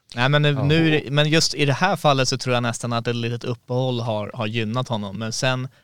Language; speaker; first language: Swedish; native; Swedish